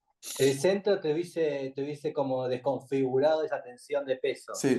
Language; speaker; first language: Spanish; native; Spanish